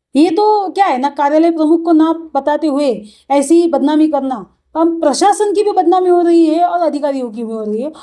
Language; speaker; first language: Hindi; non-native, local second language; Marathi